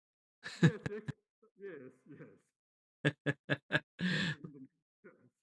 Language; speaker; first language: English; non-native, learner; Japanese